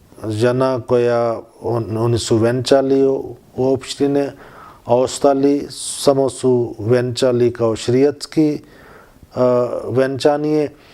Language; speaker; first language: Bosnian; non-native, learner; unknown